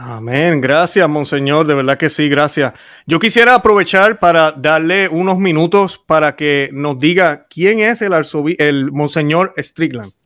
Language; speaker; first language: Spanish; native; Spanish